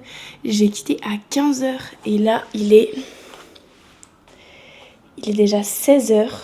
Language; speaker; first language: French; native; French